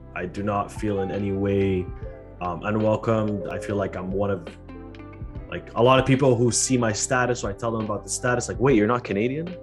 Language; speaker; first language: English; early bilingual, other home language; Arabic